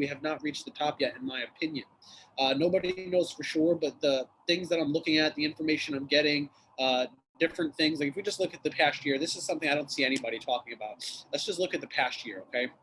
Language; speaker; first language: English; native; English